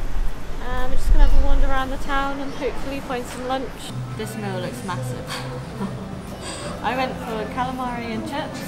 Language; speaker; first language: English; native; English